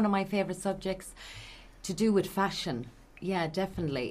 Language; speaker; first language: English; native; English